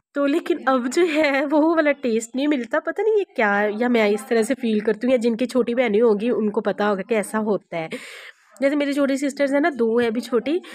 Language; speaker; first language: Urdu; non-native, local second language; Punjabi